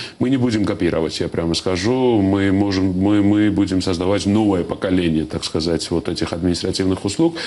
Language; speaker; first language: Russian; non-native, local second language; Georgian